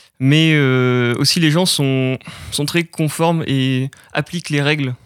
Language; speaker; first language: French; native; French